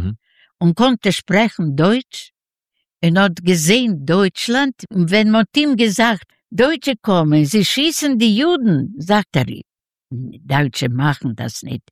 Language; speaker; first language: German; non-native, learner; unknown